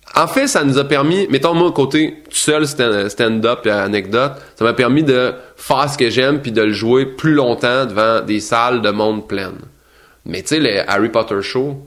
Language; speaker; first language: French; native; French